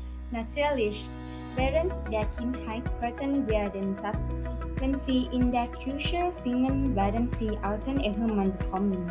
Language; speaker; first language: German; non-native, learner; Thai